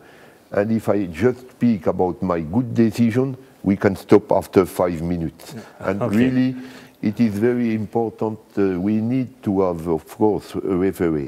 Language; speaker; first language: English; non-native, learner; French